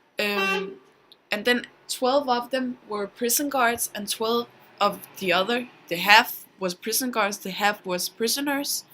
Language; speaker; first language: English; non-native, fluent; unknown